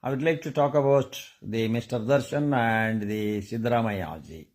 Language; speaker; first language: English; non-native, local second language; Kannada